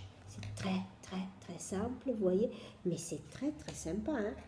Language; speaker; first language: French; non-native, fluent; Italian